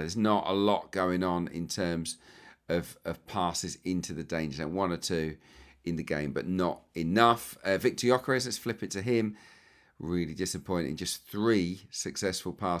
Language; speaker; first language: English; native; English